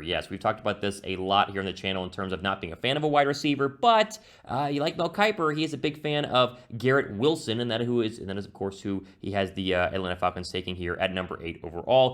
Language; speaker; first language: English; native; English